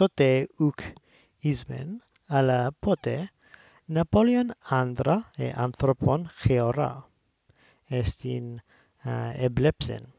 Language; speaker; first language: Greek; non-native, learner; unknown